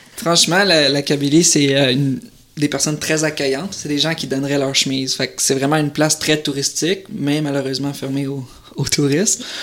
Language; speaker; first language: French; native; French